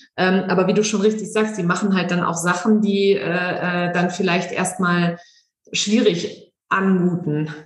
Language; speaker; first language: German; native; German